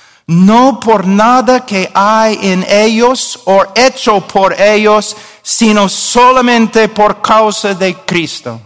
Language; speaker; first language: Spanish; non-native, fluent; English